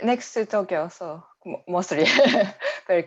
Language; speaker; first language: English; non-native, learner; Japanese